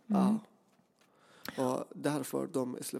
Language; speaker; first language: Swedish; non-native, fluent; Persian